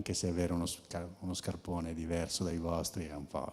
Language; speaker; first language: Italian; native; Italian